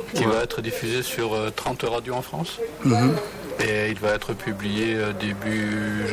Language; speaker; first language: French; native; French